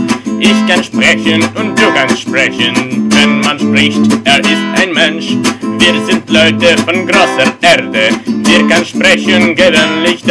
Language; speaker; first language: German; non-native, learner; Russian